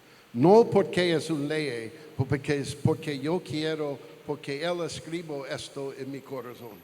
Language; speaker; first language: Spanish; non-native, learner; English